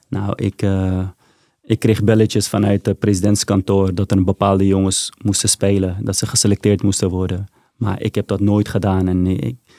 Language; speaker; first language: Dutch; early bilingual, other home language; Persian